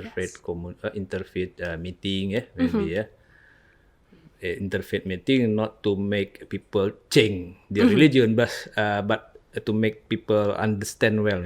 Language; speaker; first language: English; non-native, learner; Indonesian